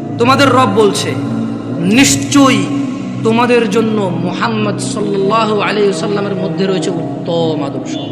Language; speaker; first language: Bangla; early bilingual, heritage; Bangla